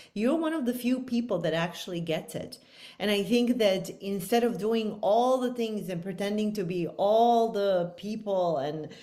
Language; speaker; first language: English; non-native, fluent; Bosnian